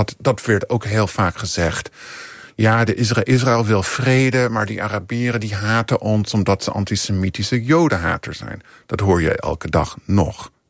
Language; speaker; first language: Dutch; non-native, fluent; English